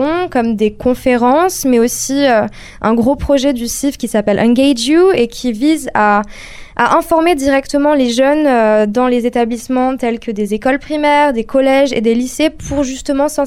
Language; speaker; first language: French; native; French